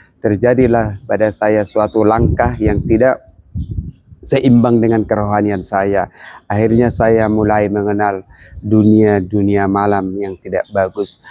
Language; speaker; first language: Indonesian; non-native, local second language; Batak Toba